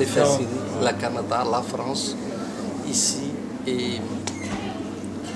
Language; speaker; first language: French; non-native, fluent; Somali